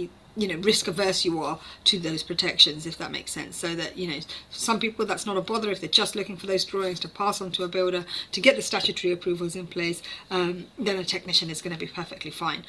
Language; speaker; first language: English; native; English